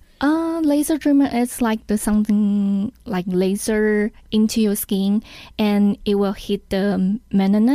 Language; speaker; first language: English; non-native, learner; Chinese